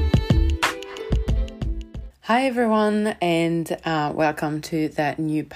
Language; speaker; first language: English; non-native, fluent; French